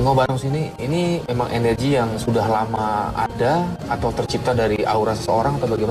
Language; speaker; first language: Indonesian; native; Indonesian